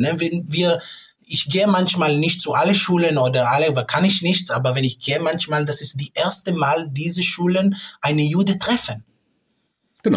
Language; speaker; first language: German; non-native, fluent; Hebrew